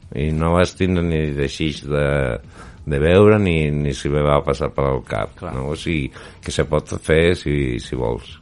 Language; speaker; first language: Catalan; non-native, local second language; Spanish